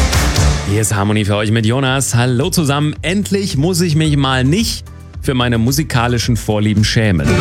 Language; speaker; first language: German; native; German